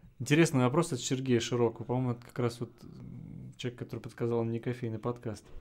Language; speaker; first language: Russian; native; Russian